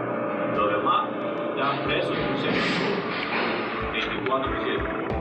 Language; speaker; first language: Spanish; early bilingual, heritage; Spanish